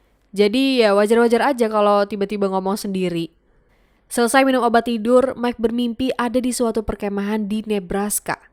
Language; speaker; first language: Indonesian; native; Indonesian